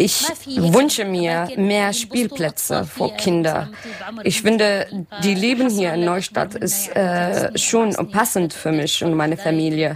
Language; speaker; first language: German; non-native, learner; Arabic